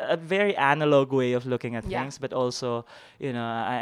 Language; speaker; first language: English; non-native, local second language; Filipino